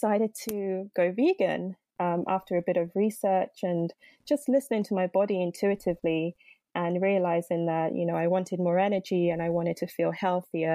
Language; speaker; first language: English; non-native, local second language; Yoruba